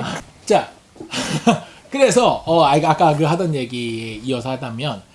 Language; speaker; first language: Korean; native; Korean